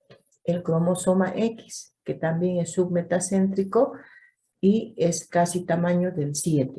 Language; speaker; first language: Spanish; native; Spanish